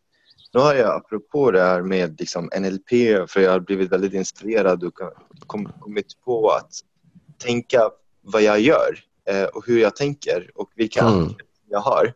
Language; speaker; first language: Swedish; non-native, fluent; Arabic